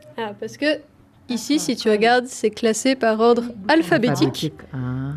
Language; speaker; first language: French; native; French